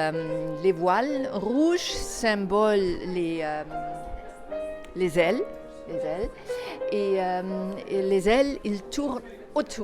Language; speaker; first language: French; non-native, fluent; German